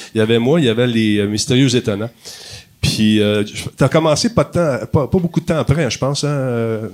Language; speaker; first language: French; native; French